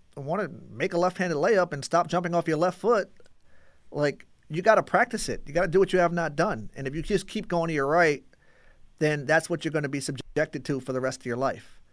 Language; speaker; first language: English; native; English